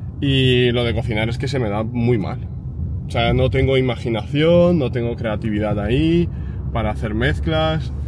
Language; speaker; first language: Spanish; early bilingual, other home language; Ukrainian